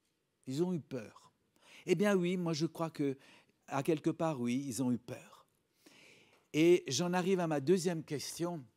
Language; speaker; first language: French; native; French